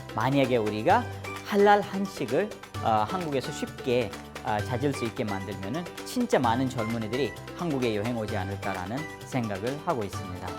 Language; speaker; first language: Korean; non-native, fluent; Urdu